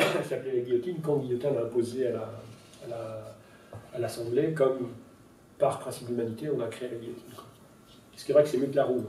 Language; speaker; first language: French; non-native, local second language; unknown